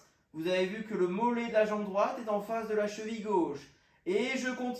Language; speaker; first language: French; native; French